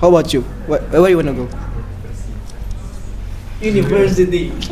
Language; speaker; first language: English; non-native, learner; Indonesian